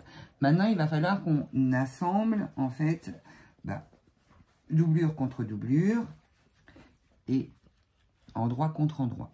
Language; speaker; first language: French; native; French